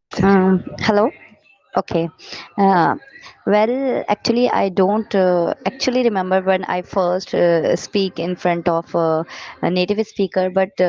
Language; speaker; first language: English; non-native, learner; Urdu